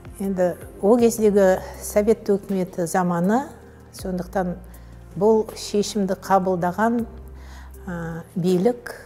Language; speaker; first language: Kazakh; native; Kazakh